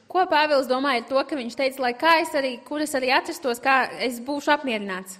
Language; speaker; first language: Latvian; native; Latvian